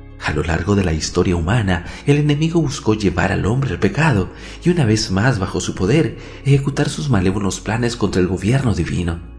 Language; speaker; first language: Spanish; native; Spanish